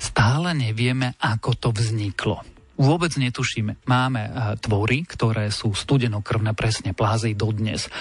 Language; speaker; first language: Slovak; native; Slovak